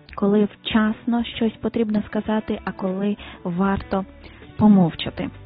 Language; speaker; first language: Ukrainian; native; Ukrainian